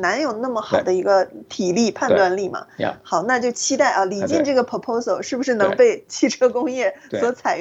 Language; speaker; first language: Chinese; native; Chinese